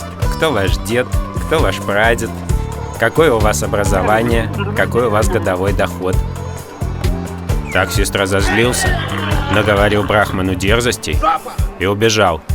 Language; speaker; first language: Russian; native; Russian